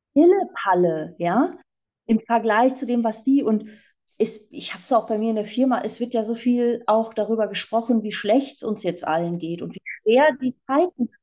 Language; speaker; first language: German; native; German